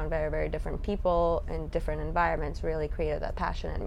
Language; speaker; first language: English; non-native, fluent; Russian